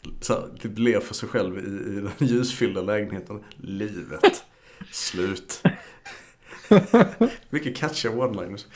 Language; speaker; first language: Swedish; native; Swedish